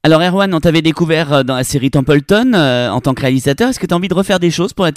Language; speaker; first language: French; native; French